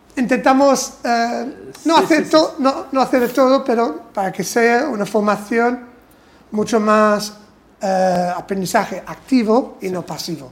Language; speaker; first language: Spanish; non-native, fluent; English